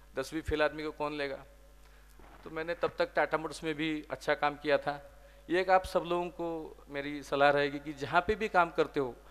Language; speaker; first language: Hindi; non-native, local second language; Marathi